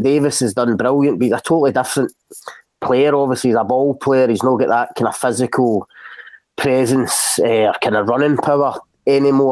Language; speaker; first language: English; native; English